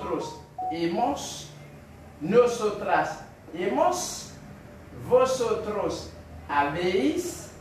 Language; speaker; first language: Spanish; non-native, fluent; Haitian Creole